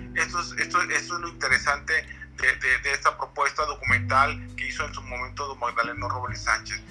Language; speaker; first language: Spanish; native; Spanish